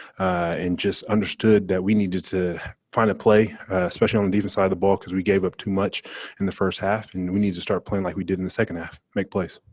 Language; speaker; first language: English; native; English